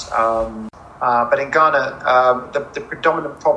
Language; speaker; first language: English; non-native, local second language; Akan